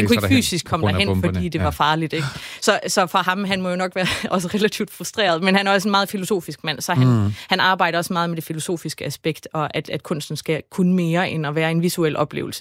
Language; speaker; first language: Danish; native; Danish